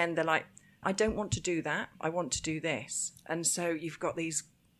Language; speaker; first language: English; native; English